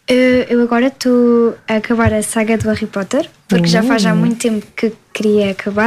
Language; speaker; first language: Portuguese; early bilingual, heritage; French